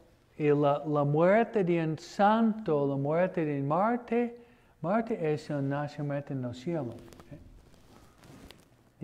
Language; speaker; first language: Spanish; non-native, fluent; English